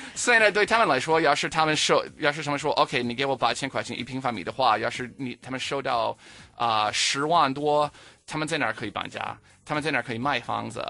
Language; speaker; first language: Chinese; non-native, fluent; English